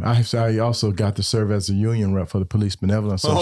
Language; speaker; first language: English; native; English